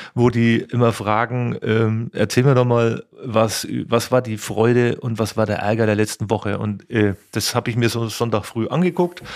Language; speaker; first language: German; native; German